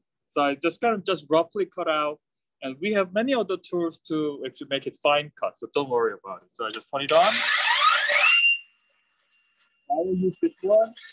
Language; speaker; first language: English; non-native, fluent; Korean